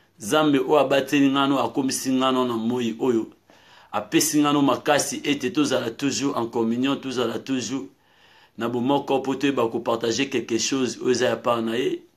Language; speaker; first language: Lingala; non-native, local second language; Kituba (Democratic Republic of Congo)